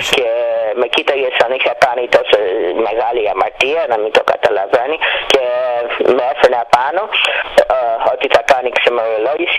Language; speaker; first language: Greek; early bilingual, heritage; Greek